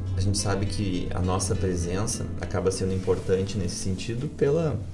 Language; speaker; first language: Portuguese; native; Portuguese